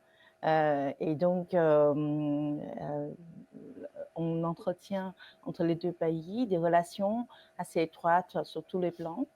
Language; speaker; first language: French; non-native, fluent; Vietnamese